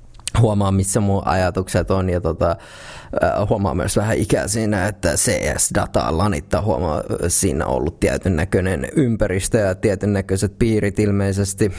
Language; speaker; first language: Finnish; native; Finnish